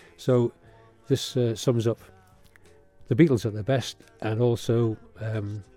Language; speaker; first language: English; early bilingual, other home language; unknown